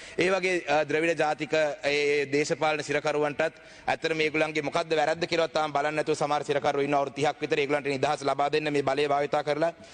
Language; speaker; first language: Sinhala; non-native, local second language; Tamil